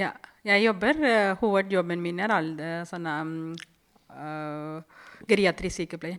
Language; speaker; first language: Norwegian; non-native, fluent; Tamil